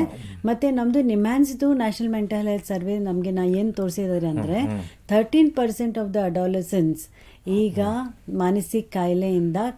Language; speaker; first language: Kannada; non-native, local second language; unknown